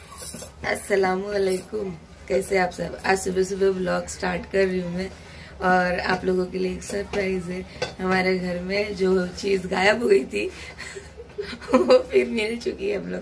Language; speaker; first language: Hindi; native; Hindi